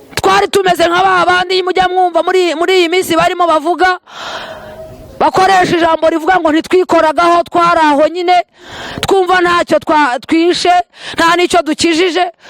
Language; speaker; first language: Kinyarwanda; native; Kinyarwanda